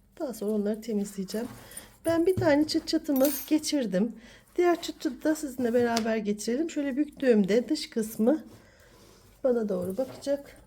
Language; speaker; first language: Turkish; native; Turkish